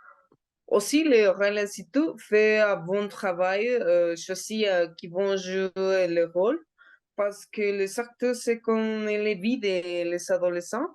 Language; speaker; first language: French; non-native, learner; Spanish